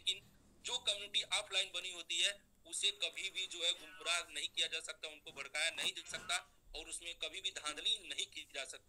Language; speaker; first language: Hindi; native; Hindi